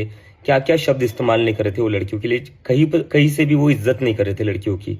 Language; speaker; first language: Hindi; native; Hindi